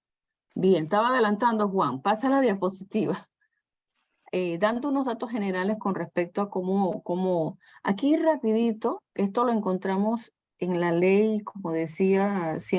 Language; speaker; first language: Spanish; native; Spanish